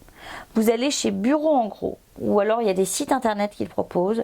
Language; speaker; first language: French; native; French